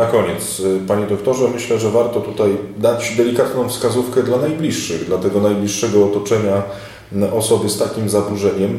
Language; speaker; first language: Polish; native; Polish